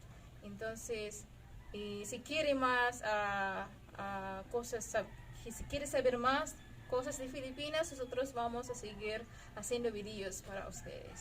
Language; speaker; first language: Spanish; non-native, learner; Filipino